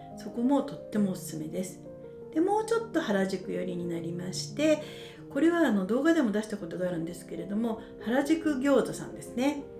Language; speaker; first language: Japanese; native; Japanese